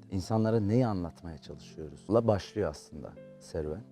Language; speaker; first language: Turkish; native; Turkish